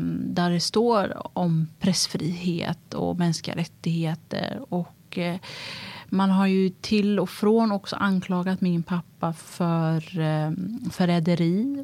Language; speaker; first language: Swedish; early bilingual, other home language; Tigrinya